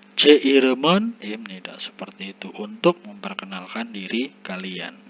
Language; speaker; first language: Indonesian; native; Indonesian